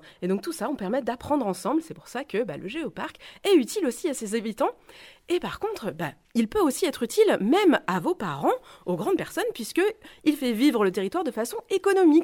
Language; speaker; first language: French; native; French